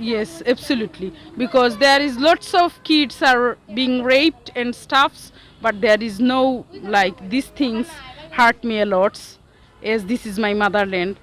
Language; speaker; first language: English; non-native, local second language; Sylheti